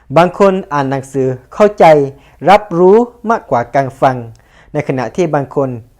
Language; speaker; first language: Thai; native; Thai